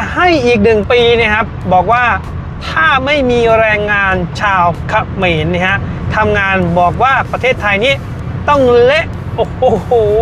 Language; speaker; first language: Thai; native; Thai